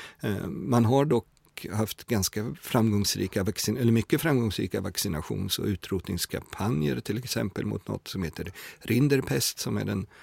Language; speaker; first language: Swedish; native; Swedish